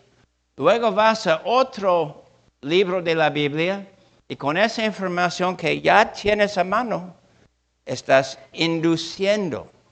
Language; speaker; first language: Spanish; non-native, fluent; English